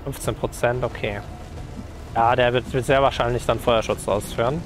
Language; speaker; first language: German; native; German